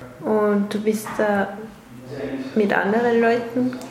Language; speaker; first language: German; native; German